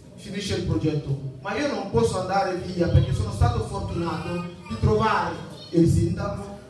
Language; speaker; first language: Italian; non-native, fluent; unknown